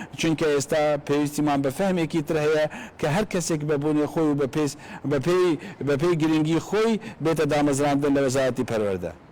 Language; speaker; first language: Central Kurdish; non-native, local second language; Kurdish